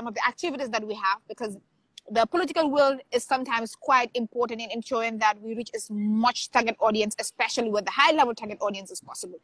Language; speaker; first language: English; non-native, local second language; Wolof